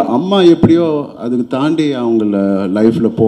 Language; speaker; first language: Tamil; non-native, learner; Telugu